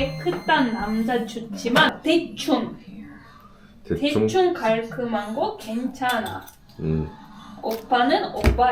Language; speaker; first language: Korean; non-native, learner; Russian